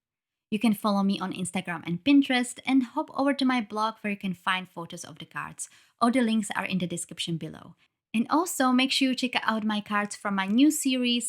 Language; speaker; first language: English; non-native, fluent; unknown